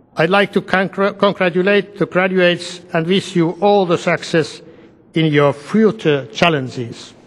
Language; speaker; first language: English; non-native, fluent; Finnish